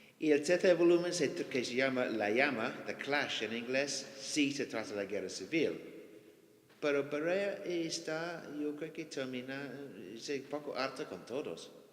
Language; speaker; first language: Spanish; non-native, fluent; English